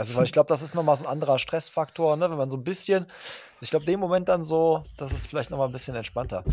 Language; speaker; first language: German; native; German